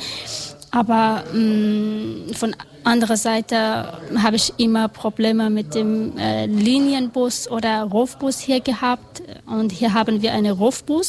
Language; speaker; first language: German; non-native, learner; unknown